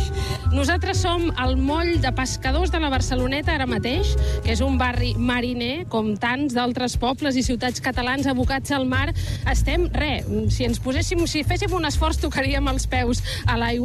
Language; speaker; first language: Catalan; native; Catalan